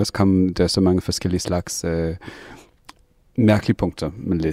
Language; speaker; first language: Danish; non-native, fluent; English